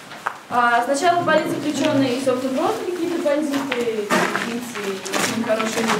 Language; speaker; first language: Russian; native; Russian